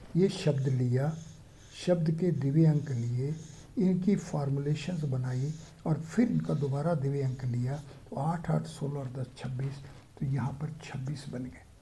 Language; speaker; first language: Hindi; native; Hindi